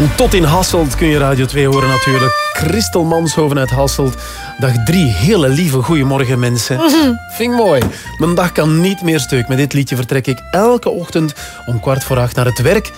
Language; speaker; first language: Dutch; native; Dutch